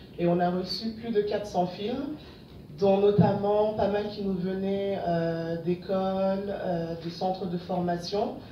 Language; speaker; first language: French; non-native, local second language; Wolof